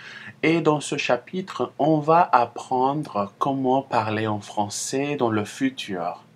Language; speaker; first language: French; non-native, fluent; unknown